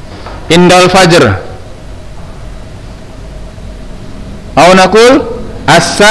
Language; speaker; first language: Arabic; non-native, fluent; Indonesian